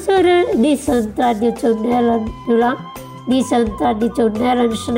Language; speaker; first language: German; non-native, fluent; Indonesian